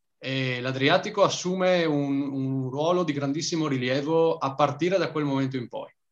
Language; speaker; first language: Italian; native; Italian